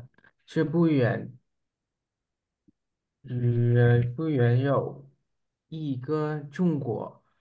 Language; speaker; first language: Chinese; non-native, learner; Vietnamese